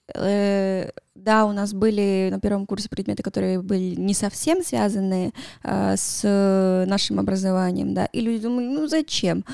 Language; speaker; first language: Russian; non-native, fluent; Spanish